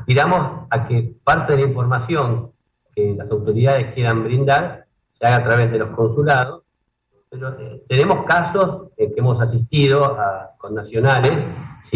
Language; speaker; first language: Spanish; native; Spanish